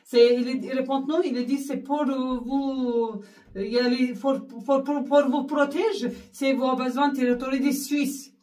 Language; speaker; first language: French; non-native, learner; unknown